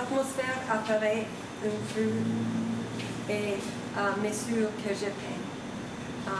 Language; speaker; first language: French; non-native, fluent; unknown